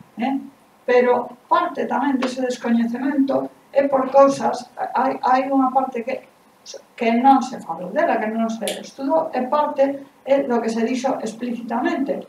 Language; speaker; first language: Galician; non-native, local second language; Spanish